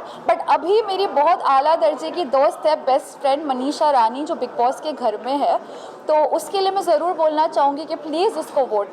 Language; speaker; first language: Hindi; native; Hindi